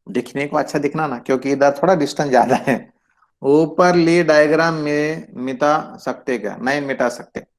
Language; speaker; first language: Hindi; non-native, local second language; Marathi